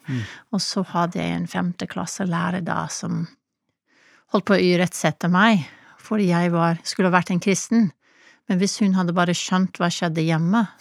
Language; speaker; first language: Norwegian; non-native, fluent; English